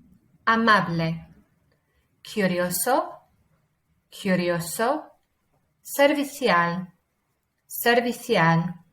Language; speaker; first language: Spanish; non-native, fluent; English